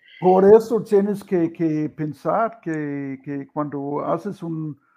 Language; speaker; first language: Spanish; non-native, fluent; Danish